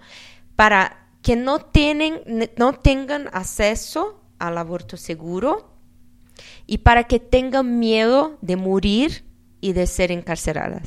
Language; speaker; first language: Spanish; non-native, fluent; Portuguese